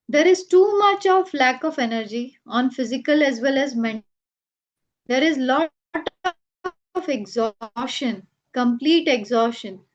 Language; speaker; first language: English; non-native, local second language; Gujarati